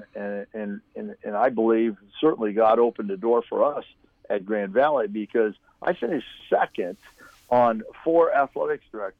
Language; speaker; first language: English; native; English